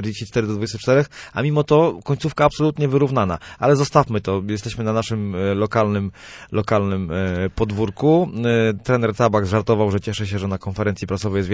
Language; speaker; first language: Polish; native; Polish